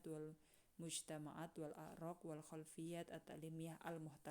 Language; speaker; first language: Arabic; non-native, fluent; Indonesian